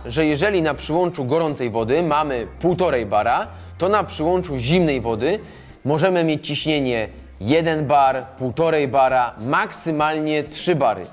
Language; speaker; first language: Polish; native; Polish